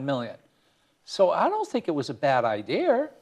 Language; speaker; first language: English; native; English